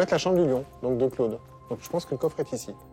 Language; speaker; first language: French; native; French